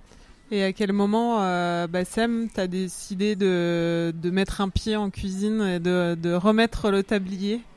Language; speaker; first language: French; native; French